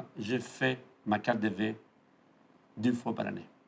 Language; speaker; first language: French; non-native, fluent; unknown